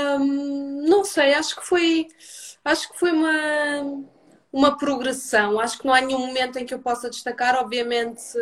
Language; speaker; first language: Portuguese; early bilingual, other home language; Russian